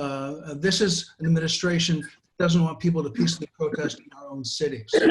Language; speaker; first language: English; native; English